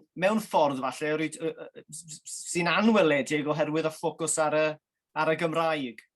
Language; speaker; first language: Welsh; native; Welsh